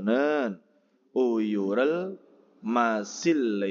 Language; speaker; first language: Korean; non-native, fluent; Indonesian